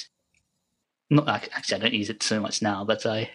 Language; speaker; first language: English; non-native, local second language; Japanese